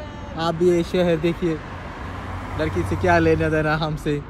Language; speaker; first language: Hindi; non-native, learner; Bangla